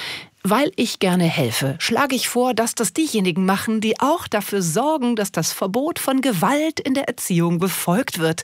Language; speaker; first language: German; native; German